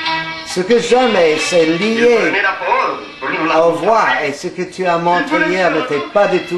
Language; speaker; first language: French; non-native, fluent; English